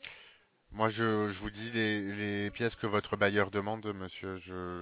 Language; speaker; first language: French; native; French